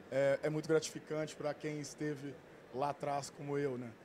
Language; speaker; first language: Portuguese; native; Portuguese